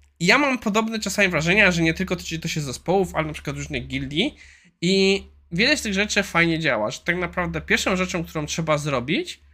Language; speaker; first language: Polish; native; Polish